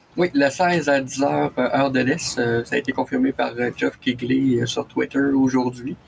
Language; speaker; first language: French; native; French